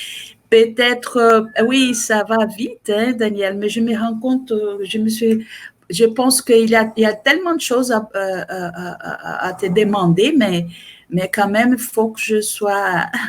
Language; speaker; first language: French; non-native, fluent; Portuguese